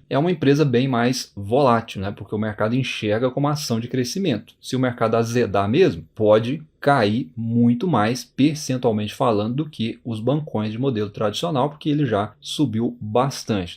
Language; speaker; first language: Portuguese; native; Portuguese